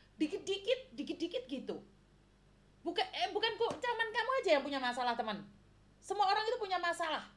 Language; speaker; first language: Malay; non-native, local second language; Javanese